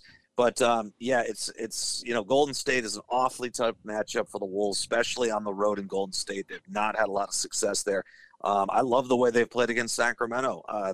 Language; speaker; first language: English; native; English